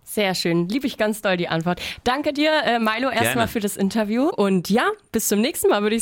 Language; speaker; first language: German; native; German